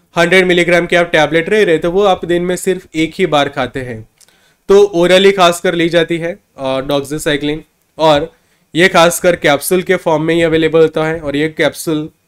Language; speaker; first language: Hindi; non-native, local second language; Gujarati